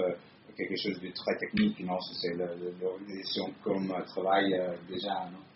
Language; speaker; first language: French; non-native, fluent; Italian